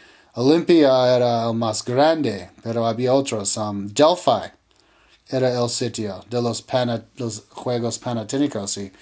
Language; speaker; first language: Spanish; non-native, learner; English